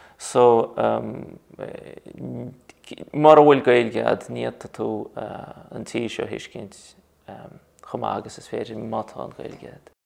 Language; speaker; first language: Irish; non-native, fluent; Russian